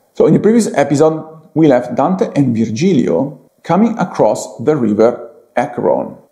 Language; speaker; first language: English; non-native, fluent; Italian